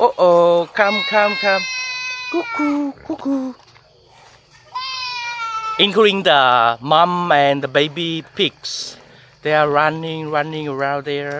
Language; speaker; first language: English; non-native, learner; Vietnamese